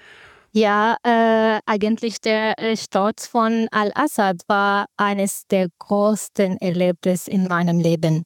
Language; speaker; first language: German; non-native, fluent; Arabic